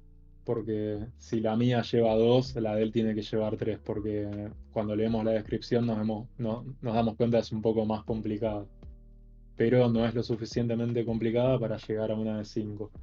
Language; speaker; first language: Spanish; native; Spanish